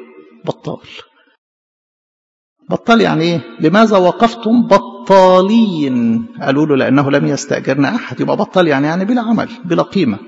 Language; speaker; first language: Arabic; native; Arabic